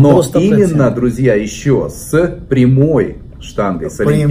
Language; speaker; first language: Russian; native; Russian